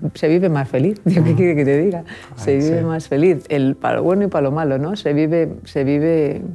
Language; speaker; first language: Spanish; native; Spanish